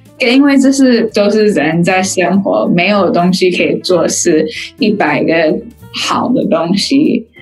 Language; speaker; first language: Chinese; early bilingual, heritage; Chinese